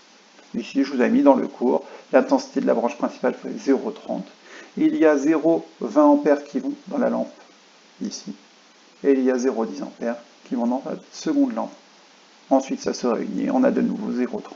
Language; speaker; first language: French; native; French